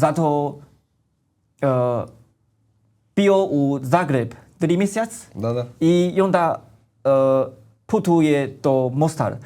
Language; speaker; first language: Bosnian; non-native, learner; Chinese